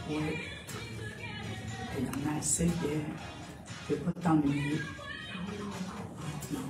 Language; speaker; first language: French; native; French